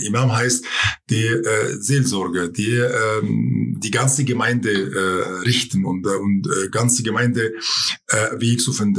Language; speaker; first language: German; non-native, fluent; Arabic